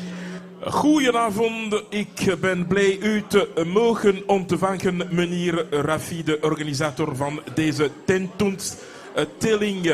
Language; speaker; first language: Dutch; non-native, learner; French